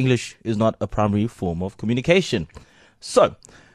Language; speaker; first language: English; non-native, local second language; Xhosa